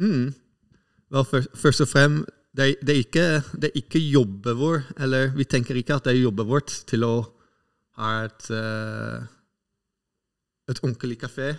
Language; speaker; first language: Norwegian; non-native, fluent; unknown